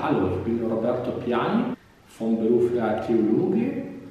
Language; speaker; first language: German; non-native, fluent; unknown